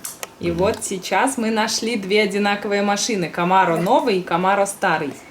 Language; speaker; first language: Russian; native; Russian